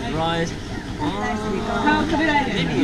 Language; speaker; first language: English; non-native, learner; Japanese